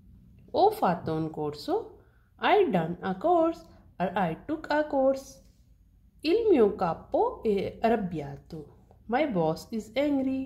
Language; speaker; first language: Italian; non-native, learner; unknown